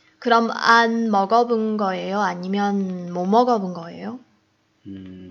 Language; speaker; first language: Korean; non-native, fluent; Chinese